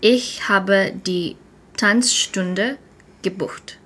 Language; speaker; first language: German; non-native, learner; English